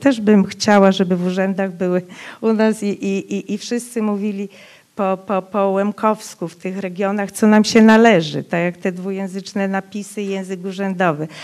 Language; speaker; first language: Polish; non-native, local second language; Rusyn